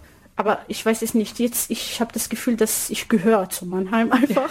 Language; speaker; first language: German; non-native, learner; Arabic